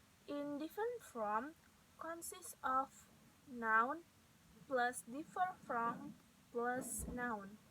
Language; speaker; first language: English; non-native, learner; Indonesian